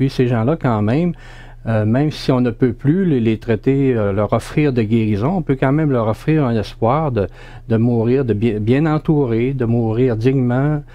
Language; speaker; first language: French; native; French